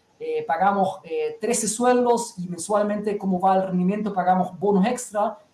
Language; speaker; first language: Spanish; early bilingual, heritage; Spanish